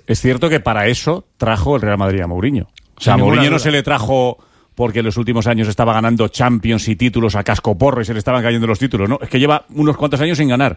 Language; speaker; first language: Spanish; native; Spanish